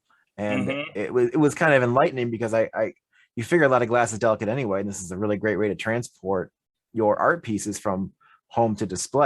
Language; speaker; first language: English; native; English